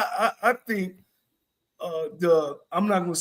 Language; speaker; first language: English; native; English